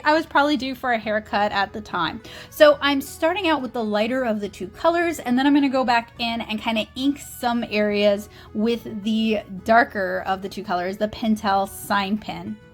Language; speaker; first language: English; native; English